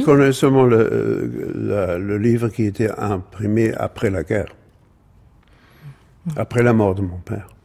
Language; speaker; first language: French; non-native, fluent; German